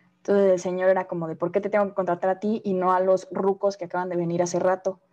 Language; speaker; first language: Spanish; native; Spanish